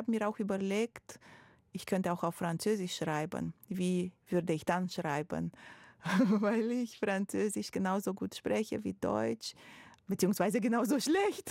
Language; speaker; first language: German; non-native, fluent; Romanian